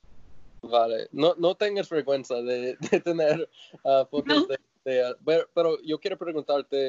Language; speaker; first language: Spanish; non-native, fluent; English